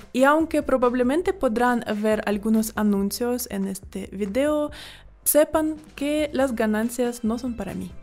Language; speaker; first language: Spanish; non-native, fluent; Ukrainian